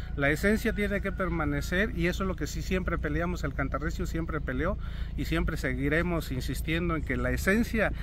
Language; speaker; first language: Spanish; non-native, local second language; Mixtepec Mixtec